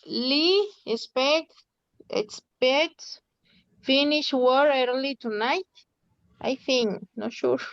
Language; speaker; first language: English; non-native, learner; Spanish